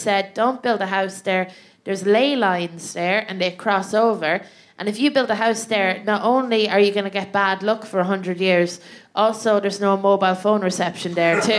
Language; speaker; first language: English; native; English